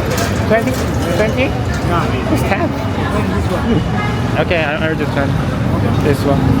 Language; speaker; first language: English; non-native, learner; Korean